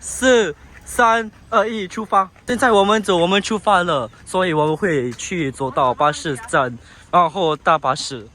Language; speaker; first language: Chinese; non-native, local second language; English